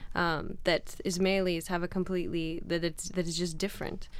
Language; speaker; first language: English; non-native, fluent; Arabic